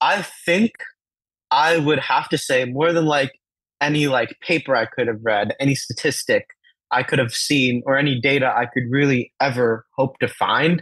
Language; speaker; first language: English; early bilingual, other home language; Telugu